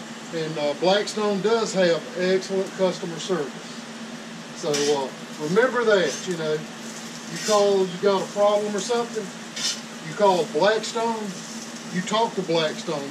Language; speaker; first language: English; native; English